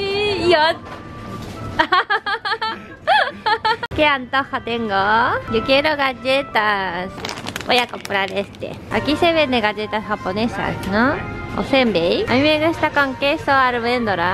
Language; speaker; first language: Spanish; non-native, learner; Japanese